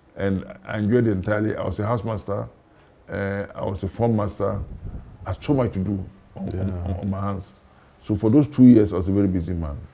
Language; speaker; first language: English; non-native, local second language; Hausa